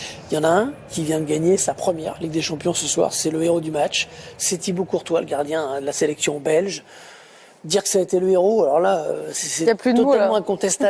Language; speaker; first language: French; native; French